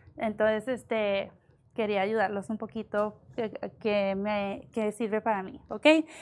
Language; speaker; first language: Spanish; early bilingual, heritage; Spanish